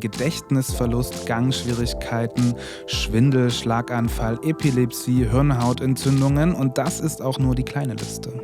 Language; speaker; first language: German; native; German